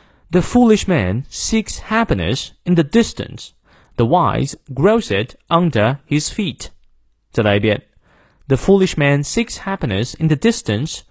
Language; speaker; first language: English; non-native, fluent; Chinese